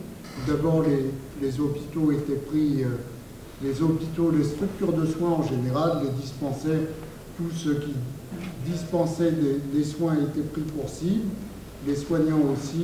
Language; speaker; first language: French; native; French